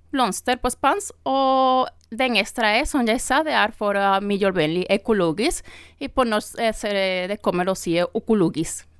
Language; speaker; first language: Norwegian; non-native, learner; Spanish